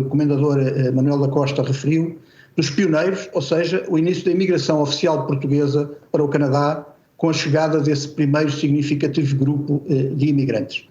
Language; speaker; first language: Portuguese; native; Portuguese